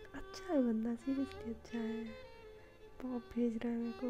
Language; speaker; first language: Hindi; native; Hindi